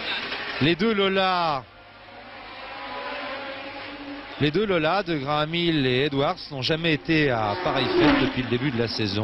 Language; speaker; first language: French; native; French